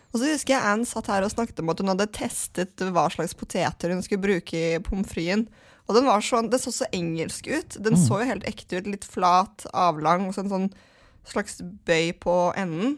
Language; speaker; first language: Norwegian; native; Norwegian